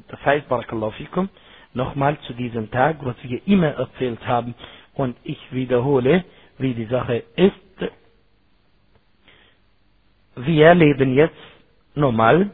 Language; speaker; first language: German; non-native, fluent; Arabic